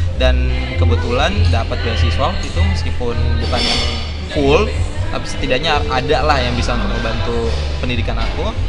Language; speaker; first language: Indonesian; native; Indonesian